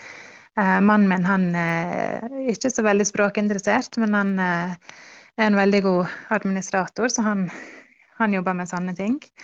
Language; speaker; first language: Norwegian; early bilingual, heritage; Norwegian